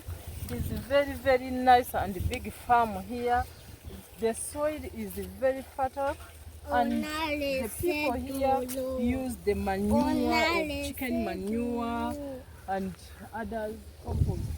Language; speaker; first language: English; non-native, local second language; Kinyarwanda